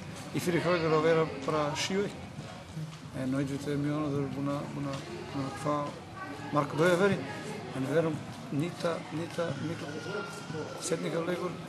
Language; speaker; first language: Icelandic; non-native, fluent; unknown